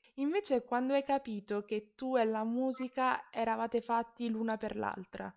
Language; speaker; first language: Italian; native; Italian